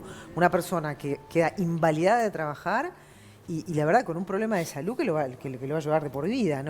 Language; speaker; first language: Spanish; native; Spanish